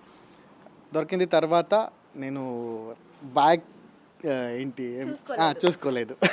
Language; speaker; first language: Telugu; non-native, learner; Kannada